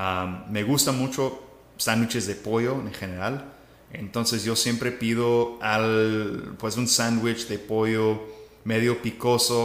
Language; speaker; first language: Spanish; non-native, fluent; English